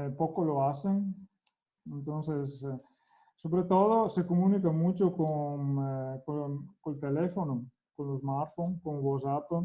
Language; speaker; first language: Spanish; non-native, fluent; Italian